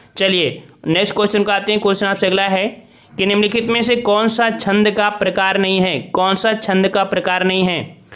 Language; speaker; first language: Hindi; native; Hindi